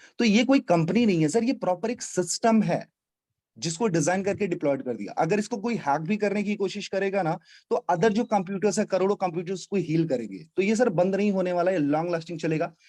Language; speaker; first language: Hindi; native; Hindi